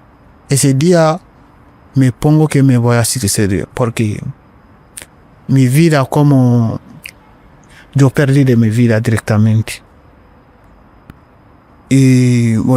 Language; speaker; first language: Spanish; non-native, learner; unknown